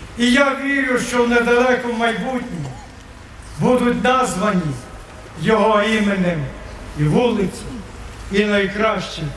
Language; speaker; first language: Ukrainian; native; Ukrainian